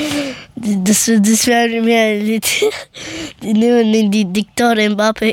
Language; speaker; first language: German; early bilingual, other home language; Persian